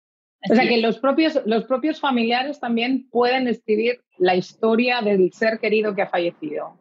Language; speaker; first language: Spanish; native; Spanish